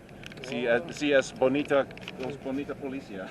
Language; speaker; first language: Spanish; non-native, learner; English